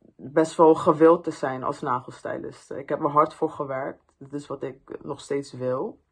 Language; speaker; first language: Dutch; early bilingual, other home language; Persian